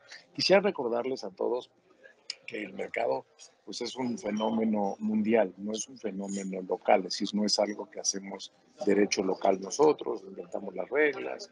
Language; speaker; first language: Spanish; native; Spanish